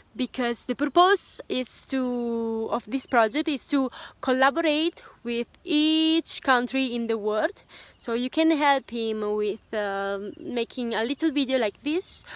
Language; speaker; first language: English; non-native, fluent; Italian